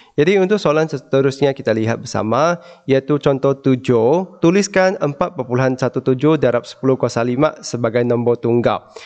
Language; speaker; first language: Malay; non-native, local second language; Chinese